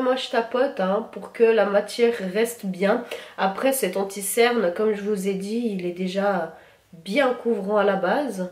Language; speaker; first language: French; native; French